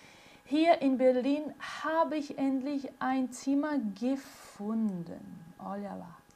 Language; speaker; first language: German; non-native, fluent; Portuguese